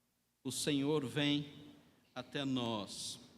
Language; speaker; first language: Portuguese; native; Portuguese